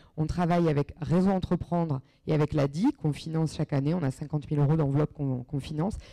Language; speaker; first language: French; native; French